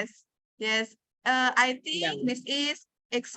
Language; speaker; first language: English; non-native, learner; Indonesian